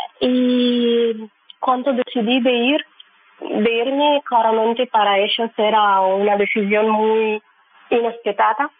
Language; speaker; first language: Spanish; non-native, learner; Russian